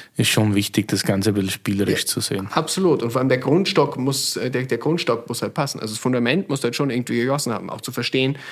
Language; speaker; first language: German; native; German